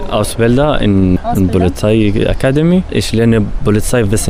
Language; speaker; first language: German; non-native, learner; Arabic